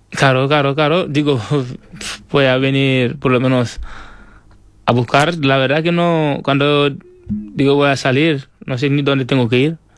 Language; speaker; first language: Spanish; non-native, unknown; Wolof